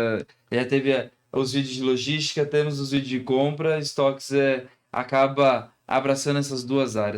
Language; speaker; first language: Portuguese; native; Portuguese